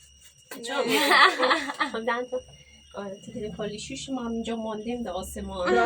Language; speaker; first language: Persian; early bilingual, heritage; Persian